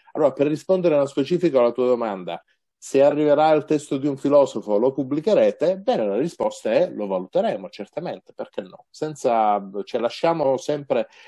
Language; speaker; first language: Italian; native; Italian